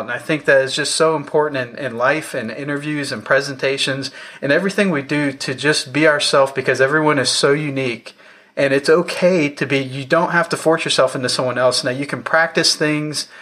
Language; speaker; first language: English; native; English